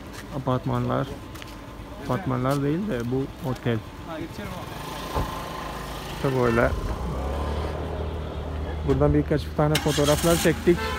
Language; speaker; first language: Turkish; non-native, fluent; Malayalam